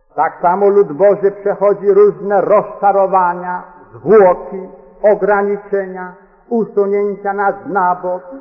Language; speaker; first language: Polish; early bilingual, heritage; Polish